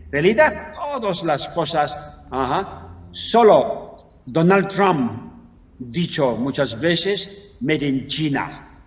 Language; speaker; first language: Spanish; non-native, learner; Tibetan